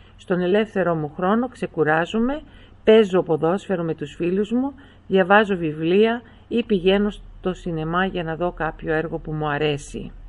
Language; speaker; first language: Greek; early bilingual, heritage; Greek